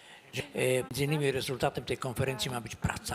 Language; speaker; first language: Polish; native; Polish